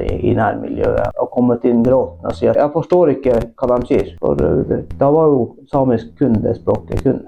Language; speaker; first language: Norwegian; non-native, local second language; Northern Sami